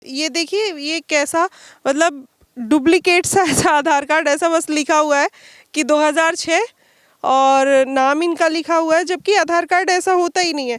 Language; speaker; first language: Hindi; native; Hindi